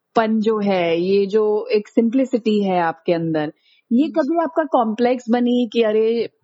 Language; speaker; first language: Hindi; native; Hindi